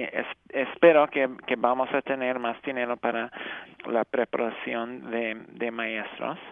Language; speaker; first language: Spanish; non-native, fluent; English